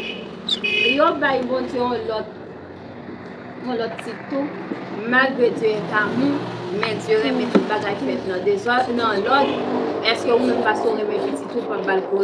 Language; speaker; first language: French; non-native, local second language; Haitian Creole